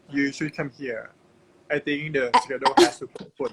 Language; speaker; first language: English; non-native, learner; Thai